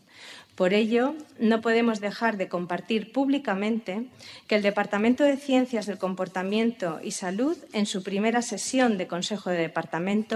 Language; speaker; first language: Spanish; native; Spanish